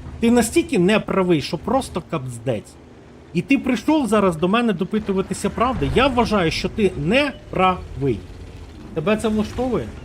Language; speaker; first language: Ukrainian; non-native, local second language; Russian